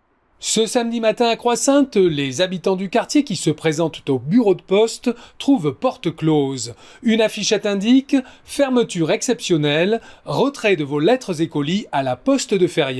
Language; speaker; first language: French; native; French